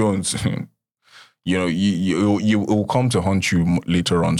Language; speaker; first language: English; non-native, local second language; Yoruba